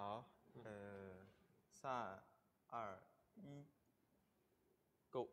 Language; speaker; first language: Chinese; non-native, fluent; Russian